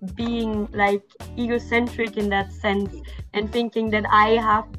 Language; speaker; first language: English; non-native, fluent; German